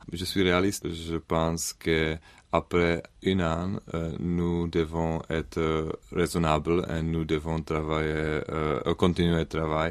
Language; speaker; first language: French; non-native, learner; Czech